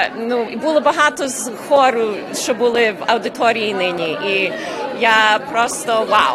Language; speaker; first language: Ukrainian; early bilingual, heritage; Ukrainian